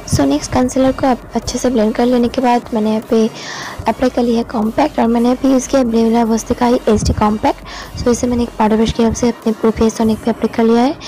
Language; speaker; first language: Hindi; non-native, local second language; Bangla